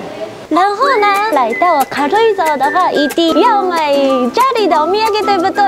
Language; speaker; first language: Chinese; non-native, fluent; Japanese